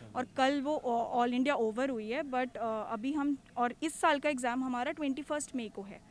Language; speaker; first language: Hindi; native; Hindi